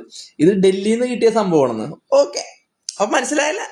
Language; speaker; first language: Malayalam; native; Malayalam